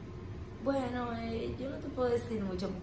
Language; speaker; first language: Spanish; native; Spanish